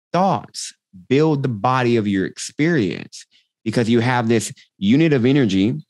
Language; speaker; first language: English; native; English